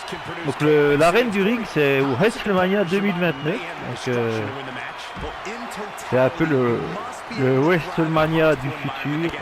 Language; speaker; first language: French; native; French